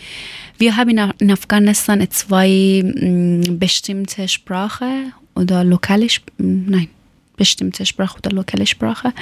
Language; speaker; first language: German; non-native, learner; Persian